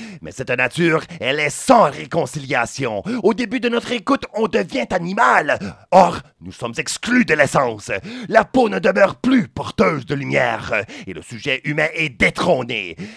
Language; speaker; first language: French; native; French